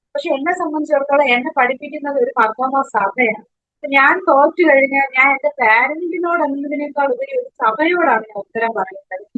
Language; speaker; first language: Malayalam; native; Malayalam